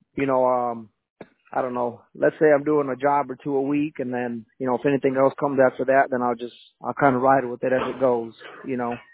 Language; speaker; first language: English; early bilingual, other home language; Spanish